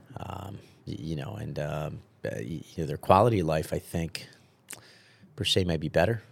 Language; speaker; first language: English; early bilingual, other home language; Italian